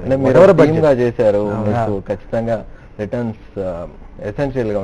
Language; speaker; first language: Telugu; native; Telugu